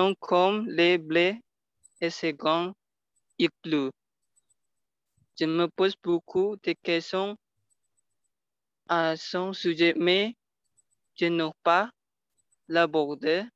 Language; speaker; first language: French; non-native, learner; Indonesian